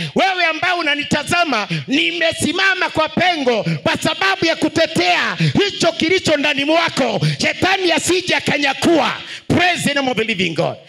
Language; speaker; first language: Swahili; non-native, local second language; Luyia